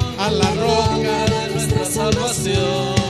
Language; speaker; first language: Spanish; native; Spanish